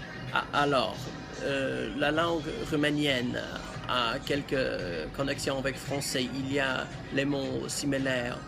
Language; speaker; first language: French; non-native, learner; English